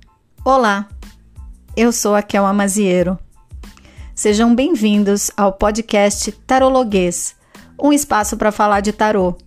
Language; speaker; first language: Portuguese; native; Portuguese